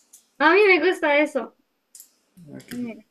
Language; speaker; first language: Spanish; non-native, learner; Japanese